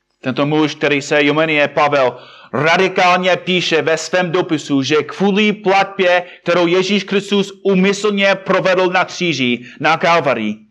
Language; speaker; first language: Czech; non-native, fluent; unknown